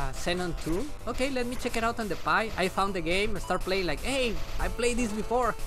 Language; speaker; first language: English; non-native, fluent; Spanish